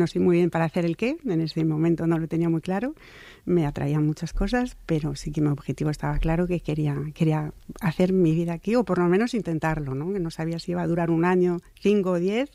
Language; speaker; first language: Spanish; non-native, fluent; French